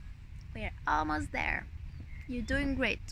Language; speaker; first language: English; non-native, fluent; Ukrainian